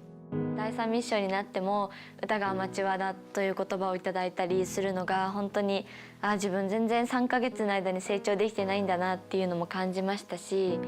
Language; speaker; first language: Japanese; native; Japanese